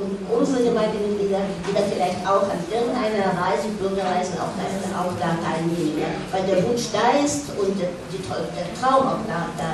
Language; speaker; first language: German; non-native, fluent; Russian